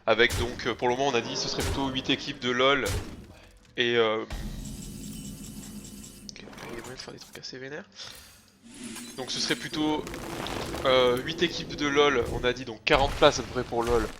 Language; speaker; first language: French; native; French